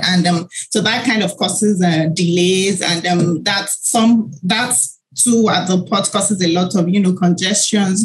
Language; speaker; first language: English; non-native, local second language; Yoruba